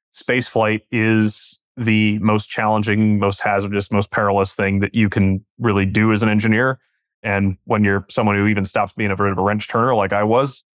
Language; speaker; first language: English; native; English